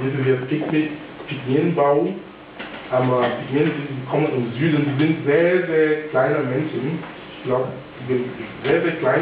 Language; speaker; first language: German; non-native, fluent; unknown